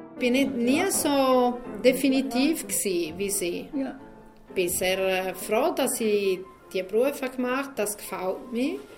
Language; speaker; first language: German; non-native, fluent; Italian